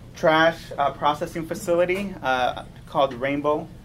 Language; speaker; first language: English; early bilingual, other home language; Spanish